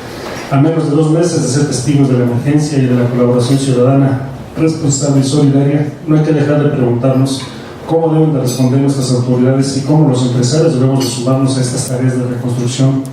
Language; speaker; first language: Spanish; native; Spanish